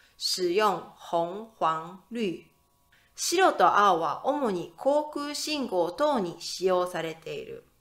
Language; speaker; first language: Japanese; native; Japanese